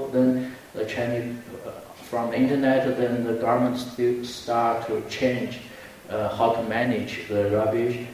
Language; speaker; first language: English; non-native, fluent; Chinese